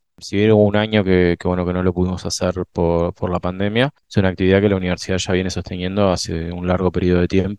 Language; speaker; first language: Spanish; native; Spanish